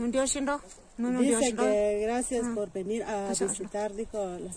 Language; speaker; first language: Spanish; non-native, local second language; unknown